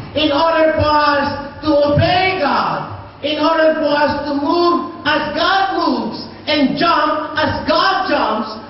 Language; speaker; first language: English; non-native, local second language; Filipino